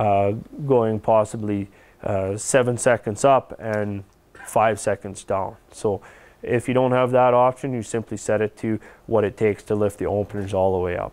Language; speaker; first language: English; native; English